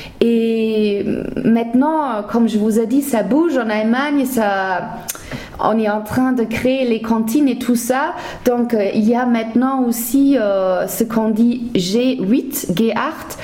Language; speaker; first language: French; non-native, fluent; German